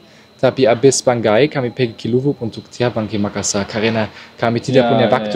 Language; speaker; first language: Indonesian; non-native, learner; German